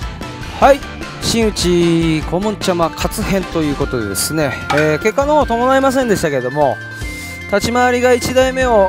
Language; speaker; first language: Japanese; native; Japanese